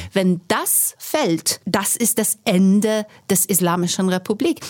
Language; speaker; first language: German; non-native, fluent; Persian